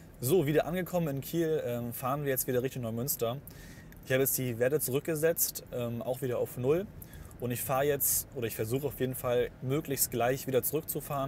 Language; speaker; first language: German; native; German